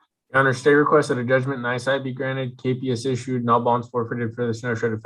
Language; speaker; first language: English; native; English